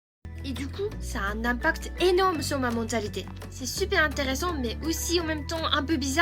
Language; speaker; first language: French; non-native, fluent; Japanese